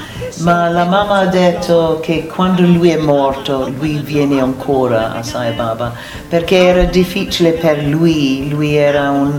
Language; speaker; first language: Italian; non-native, learner; English